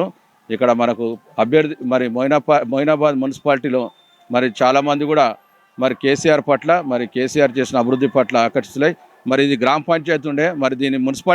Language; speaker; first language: Telugu; native; Telugu